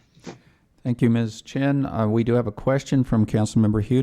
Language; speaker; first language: English; native; English